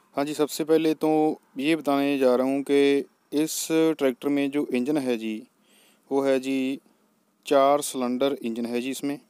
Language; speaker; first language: Hindi; non-native, local second language; Punjabi